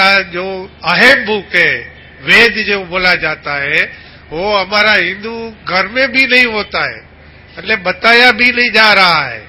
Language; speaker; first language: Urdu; non-native, local second language; Gujarati